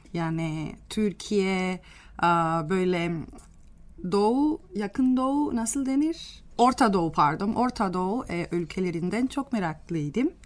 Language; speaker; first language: Turkish; non-native, fluent; Spanish